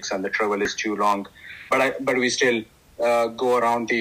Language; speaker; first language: English; non-native, local second language; Pashto